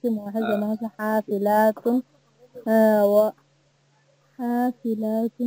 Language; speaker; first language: Arabic; non-native, learner; Bangla